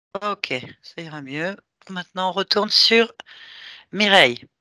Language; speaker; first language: French; native; French